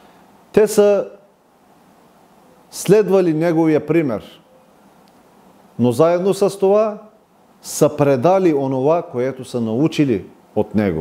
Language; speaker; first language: Bulgarian; non-native, local second language; Turkish